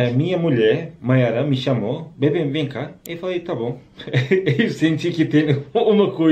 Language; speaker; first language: Portuguese; non-native, learner; Turkish